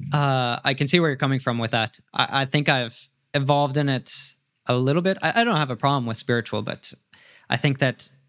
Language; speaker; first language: English; native; English